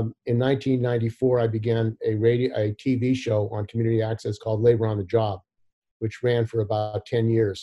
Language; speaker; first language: English; native; English